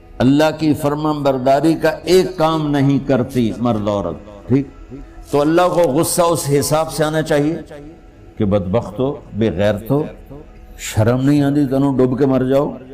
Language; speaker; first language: Urdu; non-native, local second language; Punjabi